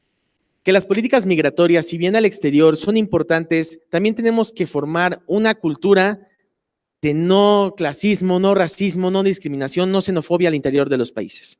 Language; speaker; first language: Spanish; native; Spanish